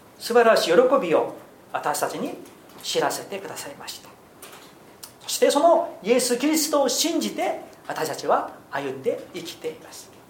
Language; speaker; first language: Japanese; non-native, fluent; Korean